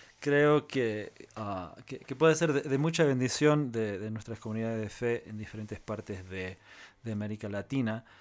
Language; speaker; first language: Spanish; non-native, fluent; English